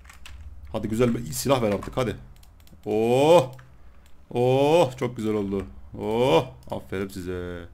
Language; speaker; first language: Turkish; native; Turkish